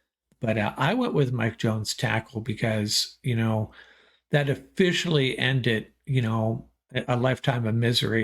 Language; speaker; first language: English; native; English